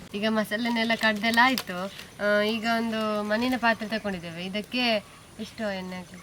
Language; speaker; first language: Kannada; non-native, local second language; Tulu